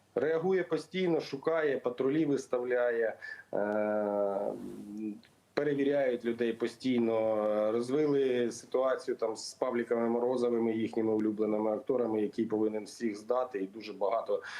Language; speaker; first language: Ukrainian; non-native, local second language; Russian